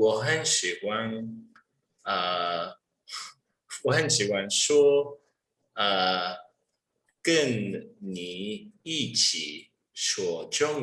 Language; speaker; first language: Chinese; non-native, learner; English